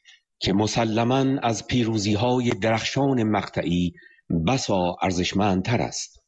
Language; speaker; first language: Persian; native; Persian